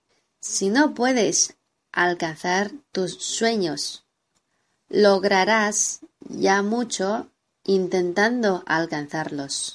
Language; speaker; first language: Spanish; non-native, fluent; Chinese